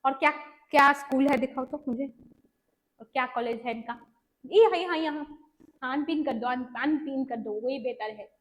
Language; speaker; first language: Hindi; non-native, local second language; Bangla